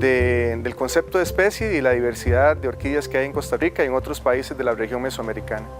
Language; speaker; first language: Spanish; native; Spanish